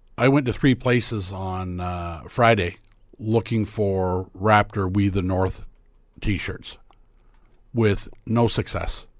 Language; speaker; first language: English; native; English